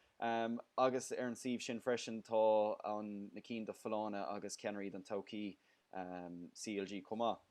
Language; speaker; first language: Irish; non-native, local second language; English